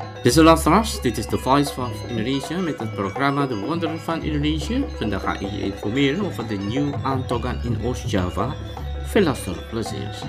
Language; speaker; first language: Dutch; non-native, fluent; Indonesian